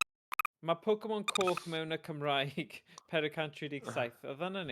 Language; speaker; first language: Welsh; native; Welsh